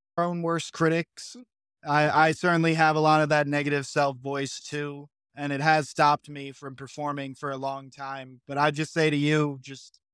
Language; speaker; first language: English; native; English